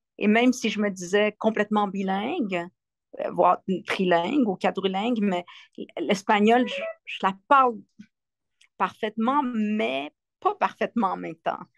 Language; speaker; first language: French; early bilingual, other home language; Spanish